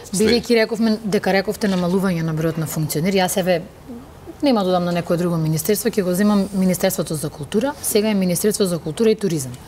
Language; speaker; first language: Macedonian; native; Macedonian